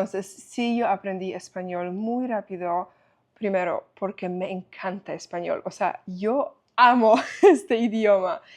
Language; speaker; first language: Spanish; non-native, fluent; Polish